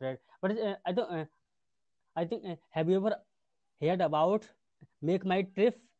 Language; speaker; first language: English; non-native, learner; Hindi